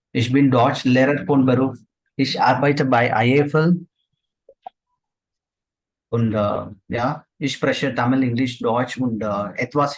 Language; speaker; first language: German; non-native, fluent; Tamil